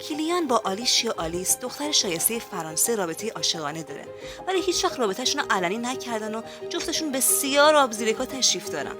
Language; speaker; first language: Persian; native; Persian